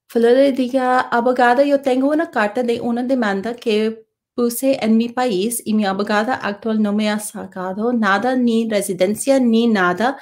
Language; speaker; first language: Spanish; non-native, learner; English